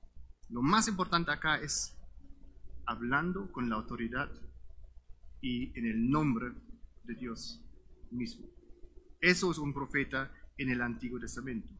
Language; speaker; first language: Spanish; non-native, fluent; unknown